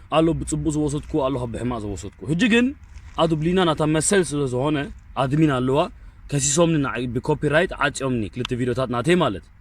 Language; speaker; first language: Tigrinya; early bilingual, heritage; Tigrinya